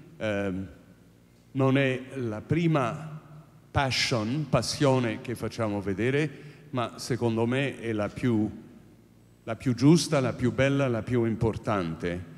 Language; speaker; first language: Italian; non-native, fluent; English